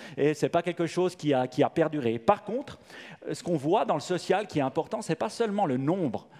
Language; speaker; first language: French; native; French